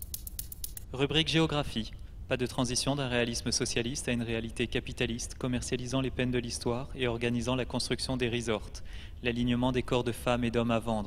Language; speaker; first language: French; native; French